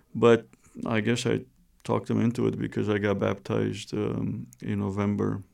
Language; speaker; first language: English; non-native, fluent; Romanian